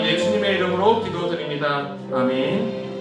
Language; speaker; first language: Korean; native; Korean